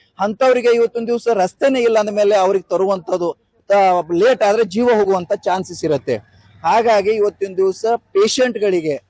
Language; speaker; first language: Kannada; non-native, local second language; Lambadi